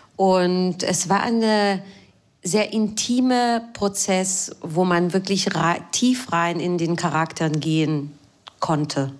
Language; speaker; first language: German; non-native, fluent; Hebrew